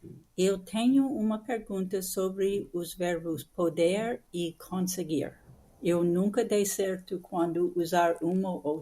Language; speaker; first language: Portuguese; non-native, learner; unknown